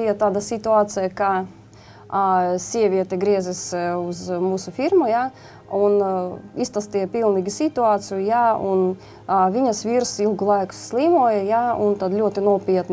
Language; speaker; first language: Latvian; non-native, local second language; Russian